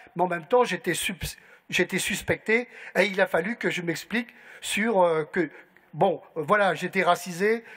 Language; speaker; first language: French; native; French